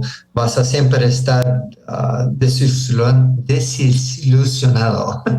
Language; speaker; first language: Spanish; early bilingual, heritage; Spanish